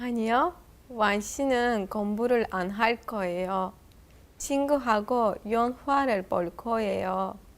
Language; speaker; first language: Korean; non-native, learner; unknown